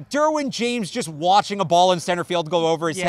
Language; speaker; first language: English; native; English